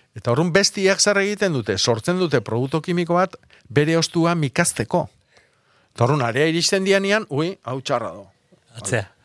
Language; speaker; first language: Basque; native; Basque